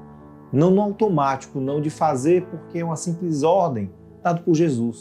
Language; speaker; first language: Portuguese; native; Portuguese